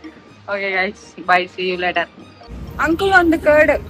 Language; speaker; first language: Kannada; non-native, learner; Telugu